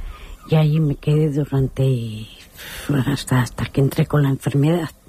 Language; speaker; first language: Spanish; native; Spanish